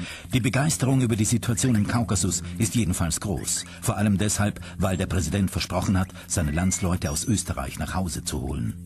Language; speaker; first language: German; native; German